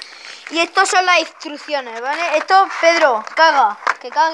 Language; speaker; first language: Spanish; native; Spanish